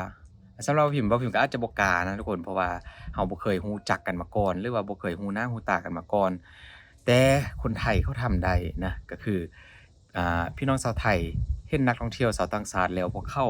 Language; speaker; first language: Thai; non-native, local second language; Northeastern Thai